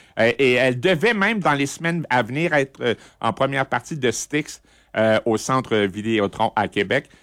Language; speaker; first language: French; native; French